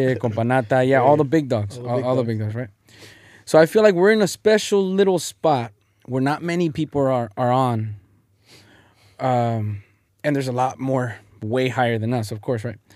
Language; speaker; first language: English; early bilingual, other home language; Spanish